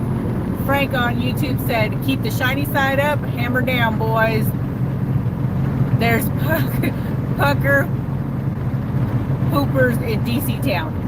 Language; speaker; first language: English; native; English